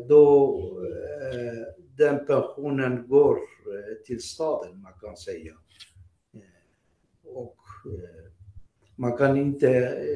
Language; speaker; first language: Swedish; non-native, fluent; Greek